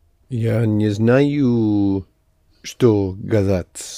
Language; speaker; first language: Russian; non-native, learner; English